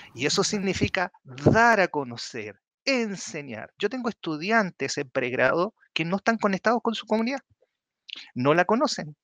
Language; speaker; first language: Spanish; native; Spanish